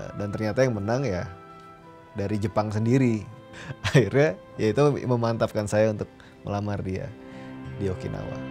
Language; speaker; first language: Indonesian; native; Indonesian